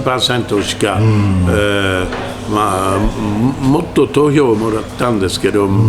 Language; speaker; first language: Japanese; non-native, learner; French